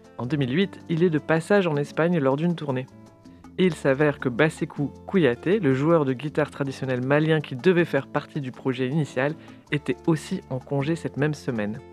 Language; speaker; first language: French; native; French